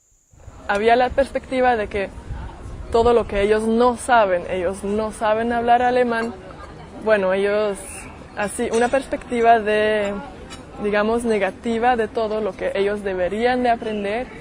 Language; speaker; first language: Spanish; non-native, fluent; German